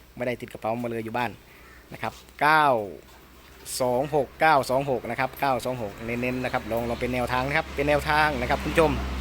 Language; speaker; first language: Thai; native; Thai